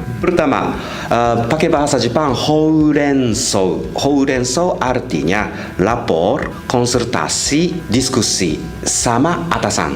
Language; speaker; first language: Indonesian; non-native, fluent; Japanese